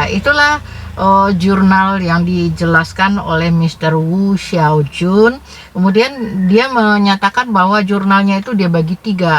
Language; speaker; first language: Indonesian; native; Indonesian